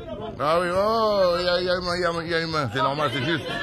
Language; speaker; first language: French; native; French